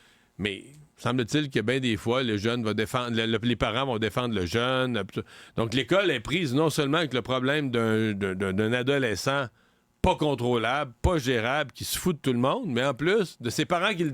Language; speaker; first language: French; native; French